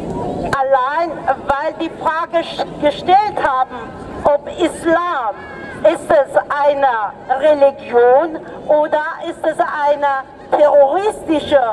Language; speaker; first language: German; non-native, fluent; Persian